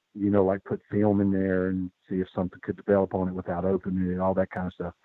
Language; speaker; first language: English; native; English